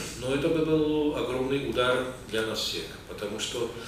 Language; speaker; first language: Russian; non-native, fluent; Czech